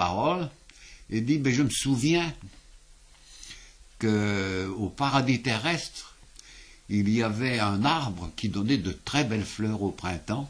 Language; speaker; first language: French; native; French